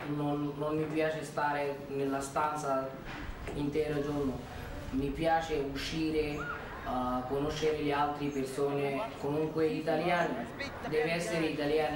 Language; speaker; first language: Italian; non-native, learner; Bangla